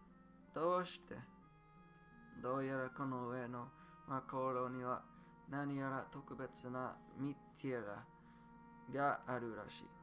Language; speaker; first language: Japanese; non-native, learner; English